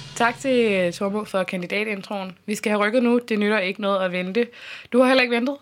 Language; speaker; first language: Danish; native; Danish